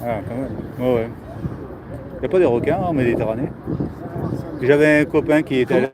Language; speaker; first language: French; native; French